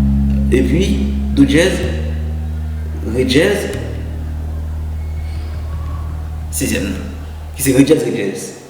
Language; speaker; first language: French; non-native, learner; Haitian Creole